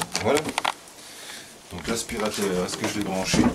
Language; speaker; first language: French; native; French